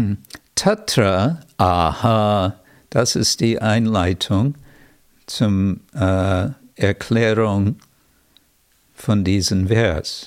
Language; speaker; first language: German; non-native, fluent; English